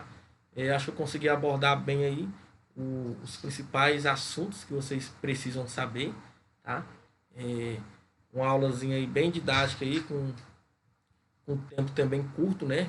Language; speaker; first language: Portuguese; native; Portuguese